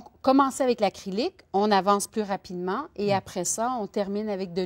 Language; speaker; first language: French; native; French